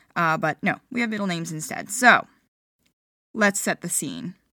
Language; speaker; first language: English; early bilingual, other home language; Ukrainian